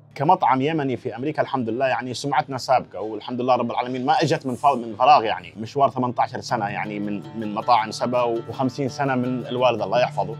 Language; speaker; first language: Arabic; early bilingual, heritage; Arabic